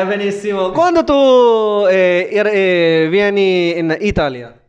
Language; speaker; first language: Italian; non-native, learner; Urdu